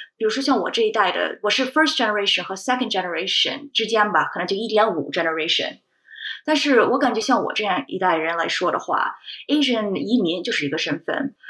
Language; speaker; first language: Chinese; early bilingual, heritage; Chinese